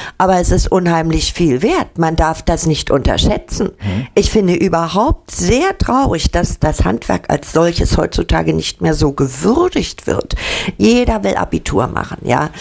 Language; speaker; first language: German; native; German